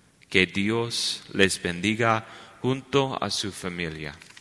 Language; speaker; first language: Spanish; non-native, learner; English